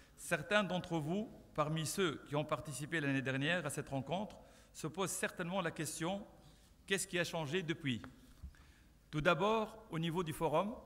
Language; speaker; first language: French; non-native, local second language; Arabic